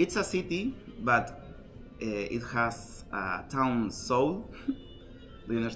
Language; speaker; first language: English; non-native, learner; Spanish